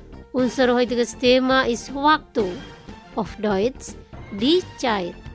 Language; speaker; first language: German; non-native, fluent; Indonesian